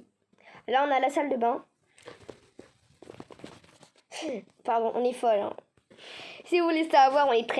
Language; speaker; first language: French; native; French